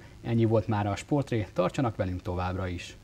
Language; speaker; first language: Hungarian; native; Hungarian